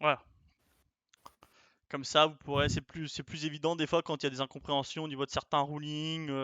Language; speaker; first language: French; native; French